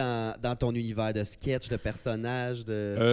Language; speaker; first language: French; native; French